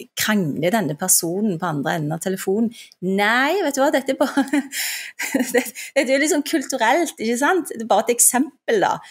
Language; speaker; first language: Norwegian; early bilingual, other home language; Turkish